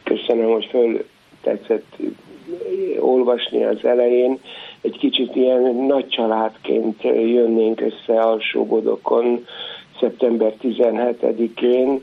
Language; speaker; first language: Hungarian; native; Hungarian